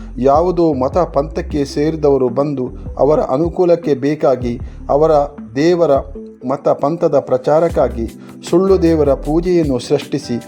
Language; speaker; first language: Kannada; non-native, local second language; Tulu